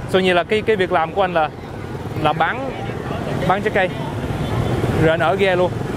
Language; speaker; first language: Vietnamese; early bilingual, heritage; Vietnamese